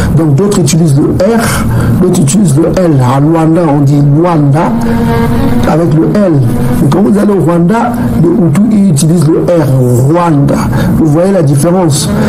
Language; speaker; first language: French; non-native, local second language; Kongo